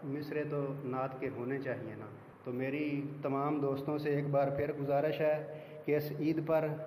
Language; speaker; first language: Urdu; non-native, local second language; Punjabi